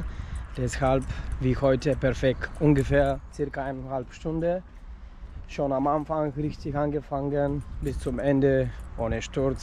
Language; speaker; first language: German; non-native, fluent; Polish